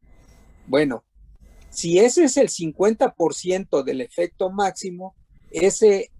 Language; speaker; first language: Spanish; native; Spanish